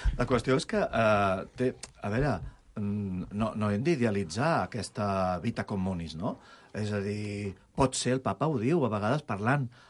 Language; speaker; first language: Catalan; non-native, local second language; Spanish